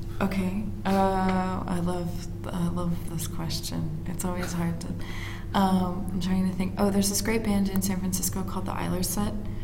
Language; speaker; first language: English; native; English